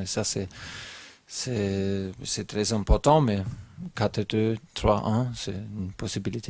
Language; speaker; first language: French; non-native, learner; German